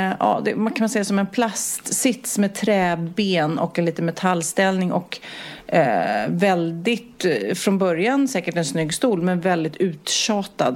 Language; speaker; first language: Swedish; native; Swedish